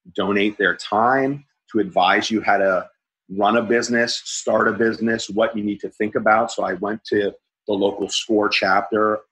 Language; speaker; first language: English; native; English